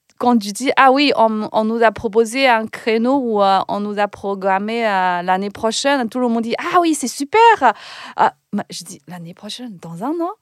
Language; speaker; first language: French; non-native, fluent; Chinese